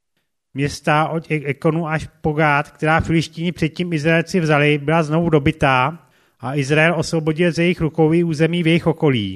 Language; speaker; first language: Czech; native; Czech